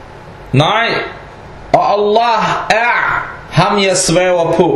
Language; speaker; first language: Danish; non-native, fluent; Arabic